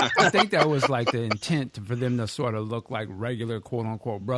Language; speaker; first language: English; native; English